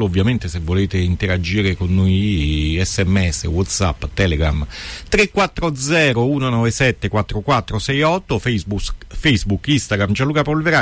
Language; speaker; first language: Italian; native; Italian